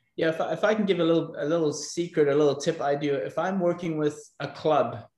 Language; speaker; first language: English; native; English